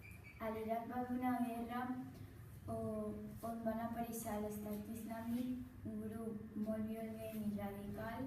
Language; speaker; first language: Catalan; non-native, learner; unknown